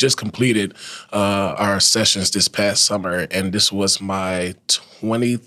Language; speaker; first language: English; native; English